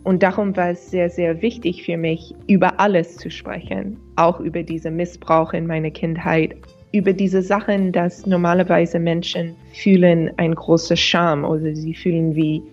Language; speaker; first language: German; non-native, fluent; English